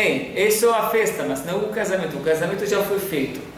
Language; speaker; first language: Portuguese; non-native, fluent; Arabic